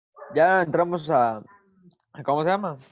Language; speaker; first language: Spanish; native; Spanish